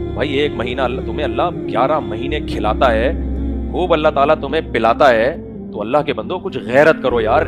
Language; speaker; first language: Urdu; native; Urdu